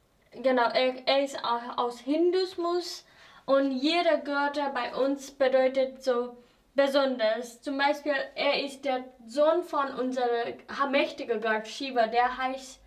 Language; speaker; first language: German; non-native, fluent; Nepali